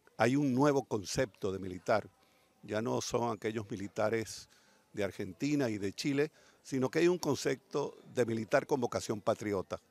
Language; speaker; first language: Spanish; native; Spanish